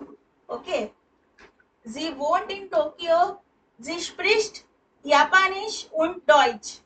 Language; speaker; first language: German; non-native, fluent; Hindi